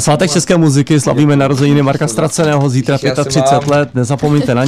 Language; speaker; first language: Czech; native; Czech